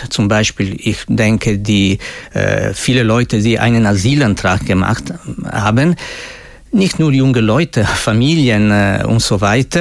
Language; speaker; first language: German; non-native, fluent; Italian